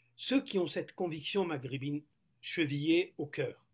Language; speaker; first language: French; non-native, local second language; Arabic